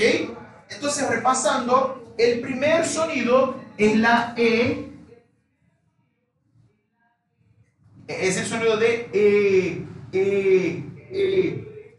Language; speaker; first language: Spanish; non-native, fluent; Portuguese